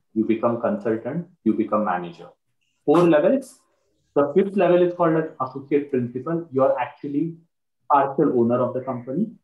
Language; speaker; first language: English; non-native, local second language; Marathi